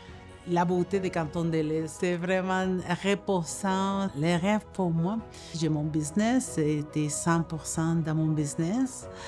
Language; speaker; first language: French; non-native, fluent; Spanish